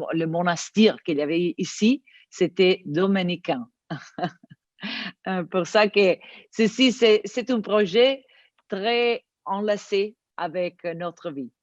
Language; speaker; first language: French; non-native, learner; Italian